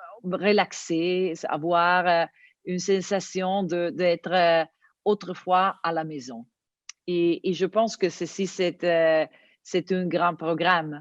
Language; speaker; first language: French; non-native, fluent; Italian